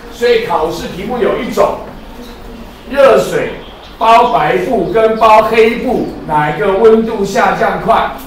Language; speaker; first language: Chinese; native; Chinese